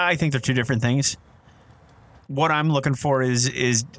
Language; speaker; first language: English; native; English